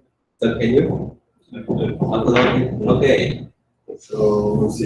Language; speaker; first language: English; non-native, learner; Chinese